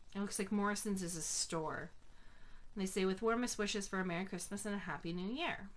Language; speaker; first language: English; native; English